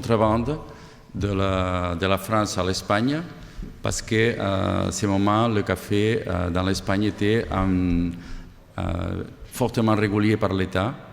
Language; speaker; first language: French; non-native, fluent; Catalan